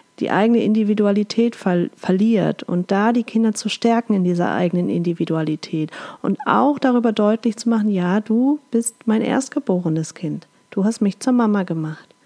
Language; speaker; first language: German; native; German